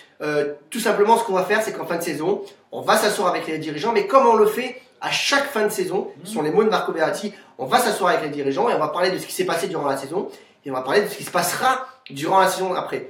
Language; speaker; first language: French; native; French